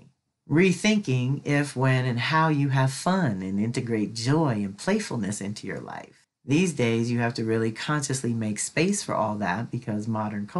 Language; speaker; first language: English; native; English